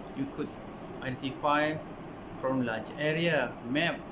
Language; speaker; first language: English; non-native, local second language; Malay